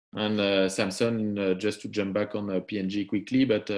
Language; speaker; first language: English; non-native, fluent; French